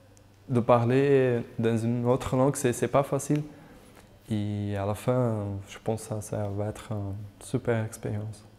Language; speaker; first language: French; non-native, fluent; Portuguese